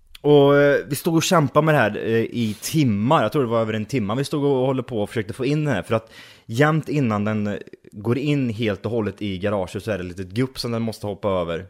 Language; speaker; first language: Swedish; native; Swedish